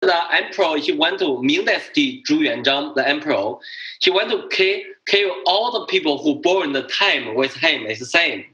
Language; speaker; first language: English; non-native, learner; Chinese